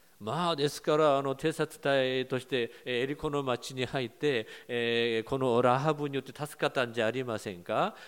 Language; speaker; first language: Japanese; non-native, fluent; Korean